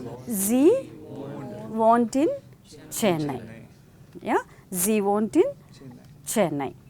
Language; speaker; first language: German; non-native, fluent; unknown